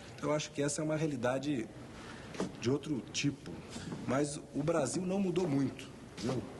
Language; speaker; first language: Portuguese; native; Portuguese